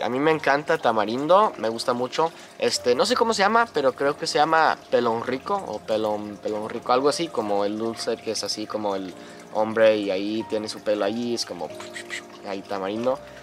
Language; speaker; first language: Spanish; non-native, fluent; English